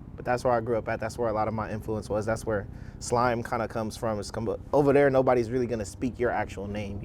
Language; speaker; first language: English; native; English